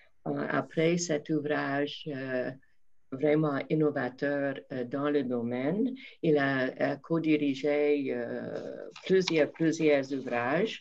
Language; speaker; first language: French; non-native, fluent; English